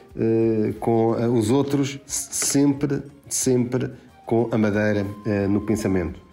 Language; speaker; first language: Portuguese; native; Portuguese